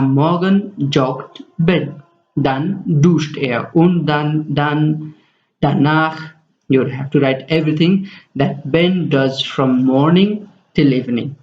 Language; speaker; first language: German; non-native, fluent; Nepali